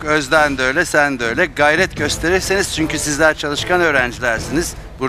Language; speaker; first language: Turkish; native; Turkish